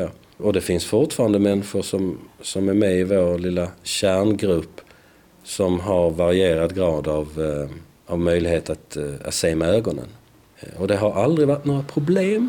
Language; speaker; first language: Swedish; native; Swedish